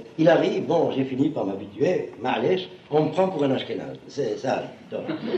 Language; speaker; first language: French; native; French